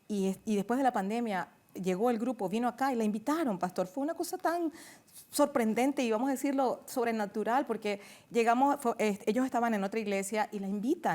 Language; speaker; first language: Spanish; native; Spanish